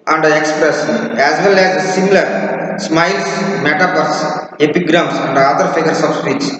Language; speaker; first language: English; non-native, local second language; Telugu